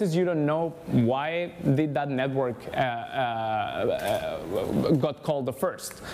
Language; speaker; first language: English; non-native, fluent; Spanish